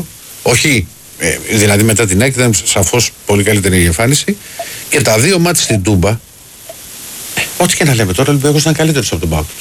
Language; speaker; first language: Greek; native; Greek